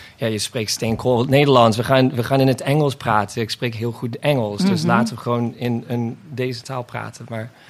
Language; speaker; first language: Dutch; non-native, fluent; English